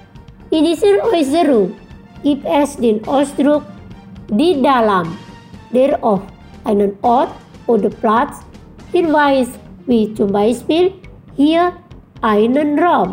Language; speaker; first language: German; non-native, fluent; Indonesian